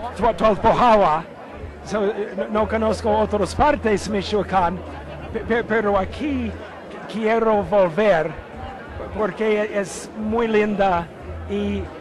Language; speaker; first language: Spanish; non-native, learner; English